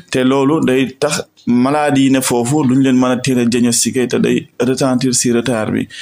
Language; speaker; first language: Wolof; native; Wolof